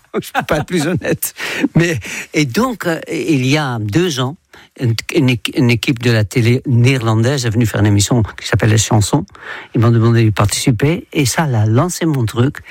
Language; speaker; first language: French; non-native, fluent; Dutch